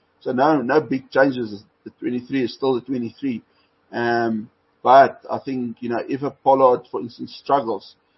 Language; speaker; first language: English; non-native, local second language; Afrikaans